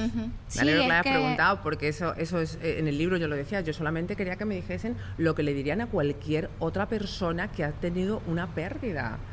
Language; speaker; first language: Spanish; native; Spanish